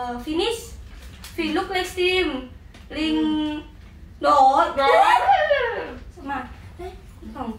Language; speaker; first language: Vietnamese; non-native, learner; Indonesian